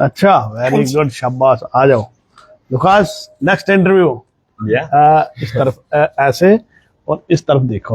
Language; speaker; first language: Hindi; non-native, local second language; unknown